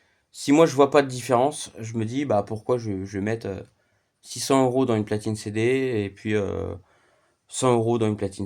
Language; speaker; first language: French; native; French